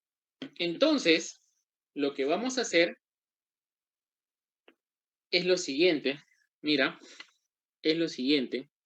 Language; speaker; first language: Spanish; native; Spanish